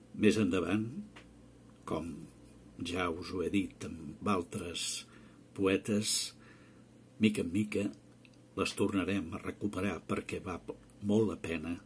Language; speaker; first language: Catalan; native; Catalan